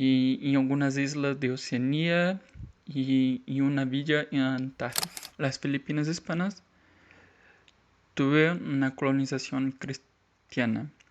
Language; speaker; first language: Spanish; non-native, learner; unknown